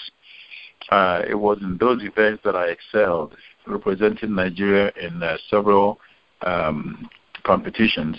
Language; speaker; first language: English; non-native, local second language; Igbo